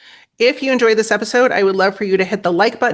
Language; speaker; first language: English; native; English